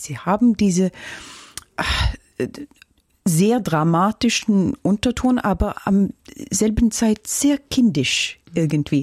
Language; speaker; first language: German; non-native, fluent; Norwegian